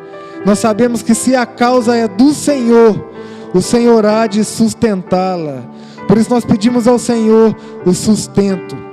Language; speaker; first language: Portuguese; native; Portuguese